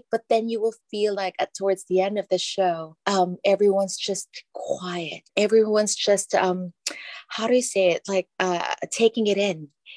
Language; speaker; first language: English; non-native, local second language; Filipino